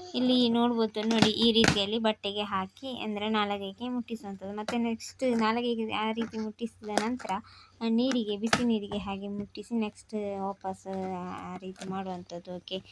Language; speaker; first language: Kannada; non-native, local second language; Tulu